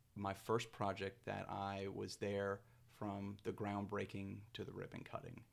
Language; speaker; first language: English; native; English